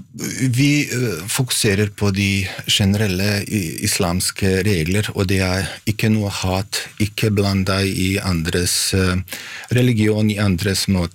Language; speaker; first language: Norwegian; non-native, fluent; Bosnian